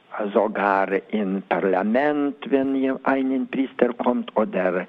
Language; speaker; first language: German; non-native, learner; Lithuanian